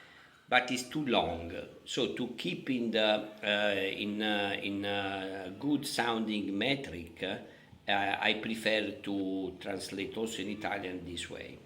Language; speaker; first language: English; non-native, fluent; Italian